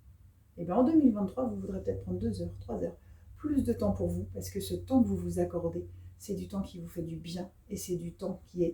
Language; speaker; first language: French; native; French